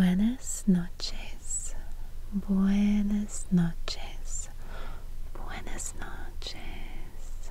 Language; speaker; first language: Spanish; non-native, learner; Russian